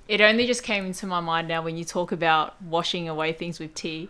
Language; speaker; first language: English; early bilingual, other home language; Cantonese